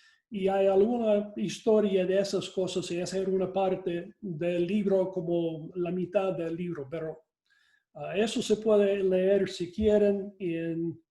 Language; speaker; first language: Spanish; non-native, fluent; English